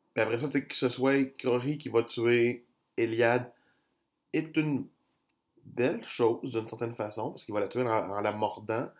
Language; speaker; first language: French; native; French